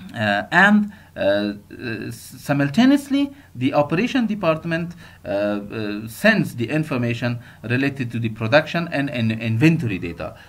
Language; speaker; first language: English; non-native, fluent; Persian